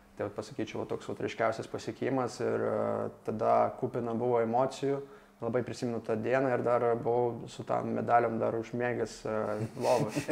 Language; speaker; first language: Lithuanian; non-native, local second language; Russian